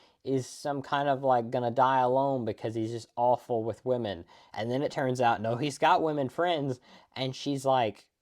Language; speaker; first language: English; native; English